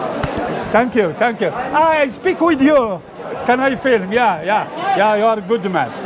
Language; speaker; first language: English; non-native, learner; Arabic